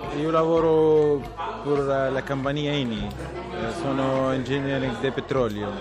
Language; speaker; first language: Italian; non-native, learner; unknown